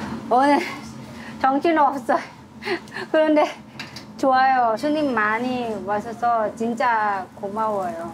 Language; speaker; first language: Korean; non-native, learner; Thai